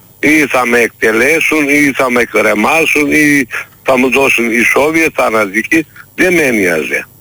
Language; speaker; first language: Greek; non-native, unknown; Turkish